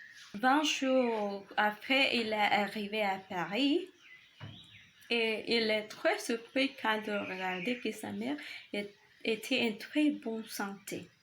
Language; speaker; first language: French; non-native, learner; Spanish